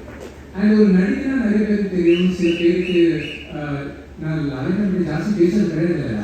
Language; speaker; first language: Tamil; non-native, local second language; Telugu